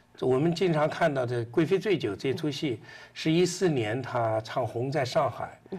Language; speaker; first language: Chinese; native; Chinese